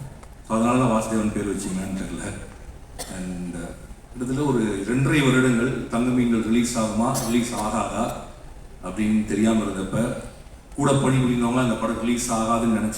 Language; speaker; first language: Tamil; native; Tamil